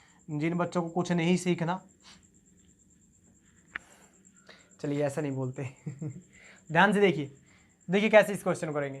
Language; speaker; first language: Hindi; native; Hindi